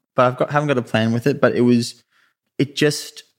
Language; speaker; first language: English; native; English